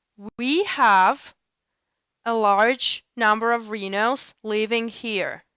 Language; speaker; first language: English; non-native, fluent; Russian